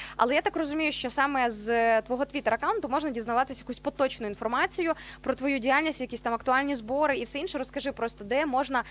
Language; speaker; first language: Ukrainian; native; Ukrainian